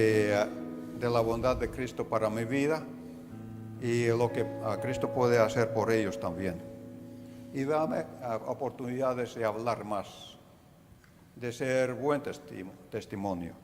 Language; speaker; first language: Spanish; non-native, fluent; Finnish